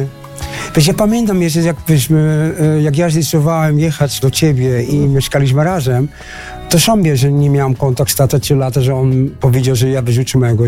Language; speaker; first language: Polish; non-native, learner; Dutch